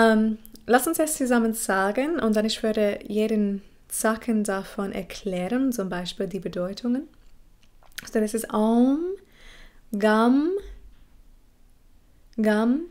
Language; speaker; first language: German; non-native, fluent; English